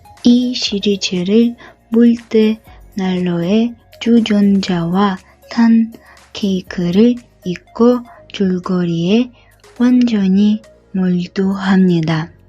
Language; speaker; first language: Korean; non-native, learner; Russian